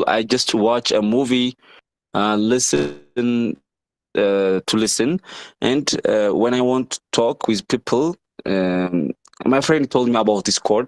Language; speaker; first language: English; non-native, learner; Amharic